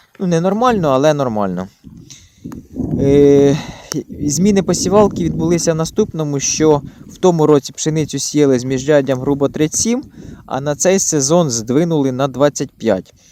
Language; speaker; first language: Ukrainian; native; Ukrainian